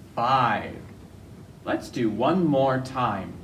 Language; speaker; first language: English; native; English